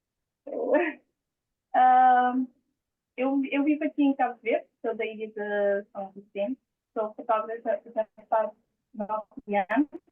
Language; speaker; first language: Portuguese; non-native, local second language; Kabuverdianu